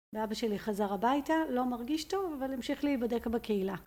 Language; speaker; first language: Hebrew; native; Hebrew